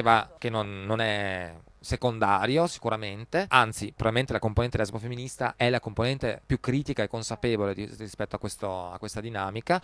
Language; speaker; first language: Italian; native; Italian